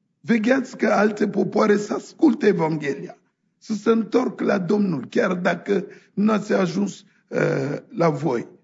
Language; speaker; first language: Romanian; non-native, fluent; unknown